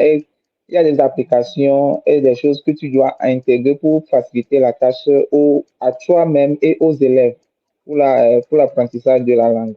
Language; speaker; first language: French; non-native, fluent; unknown